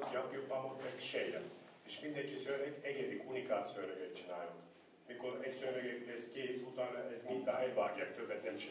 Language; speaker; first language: Hungarian; non-native, learner; Turkish